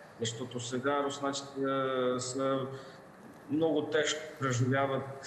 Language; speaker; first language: Bulgarian; non-native, fluent; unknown